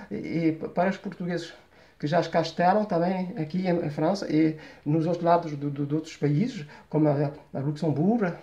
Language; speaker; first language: Portuguese; early bilingual, heritage; Portuguese